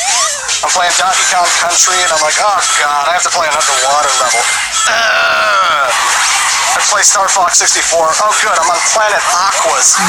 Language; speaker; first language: English; native; English